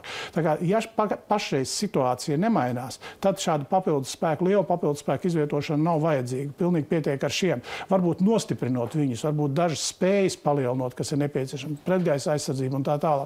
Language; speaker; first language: Latvian; native; Latvian